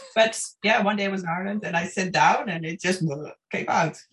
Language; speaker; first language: English; non-native, fluent; Dutch